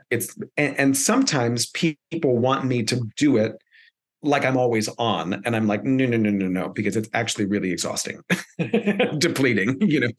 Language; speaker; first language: English; early bilingual, other home language; Spanish